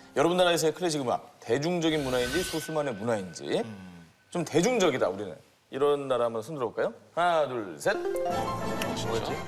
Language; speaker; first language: Korean; native; Korean